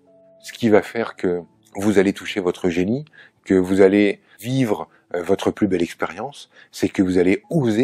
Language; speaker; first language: French; native; French